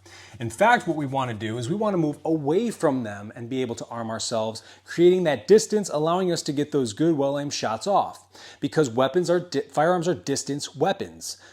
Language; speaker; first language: English; native; English